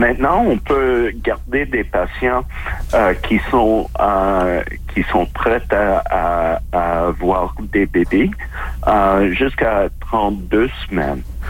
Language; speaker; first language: French; non-native, local second language; English